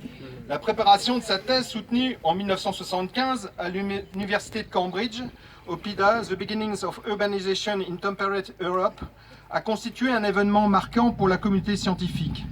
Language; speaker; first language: French; native; French